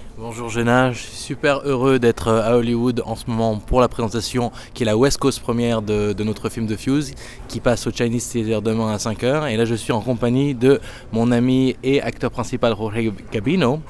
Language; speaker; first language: French; native; French